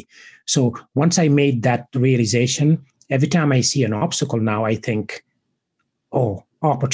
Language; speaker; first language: English; non-native, fluent; Wolof